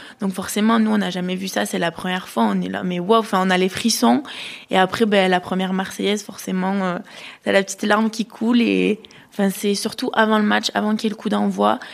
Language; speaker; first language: French; native; French